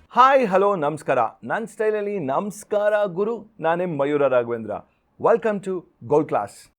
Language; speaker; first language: Kannada; native; Kannada